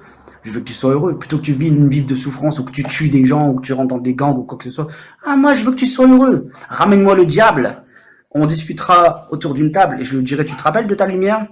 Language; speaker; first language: French; native; French